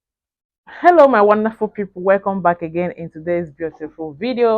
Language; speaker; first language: English; native; English